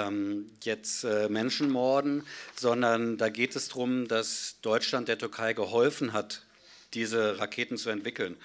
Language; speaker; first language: German; native; German